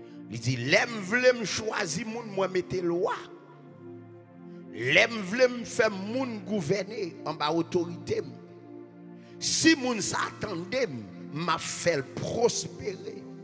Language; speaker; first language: French; native; French